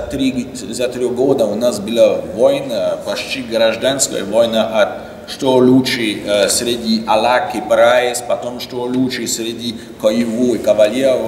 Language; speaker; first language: Russian; non-native, learner; French